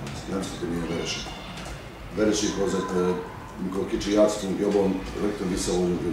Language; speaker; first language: Hungarian; non-native, learner; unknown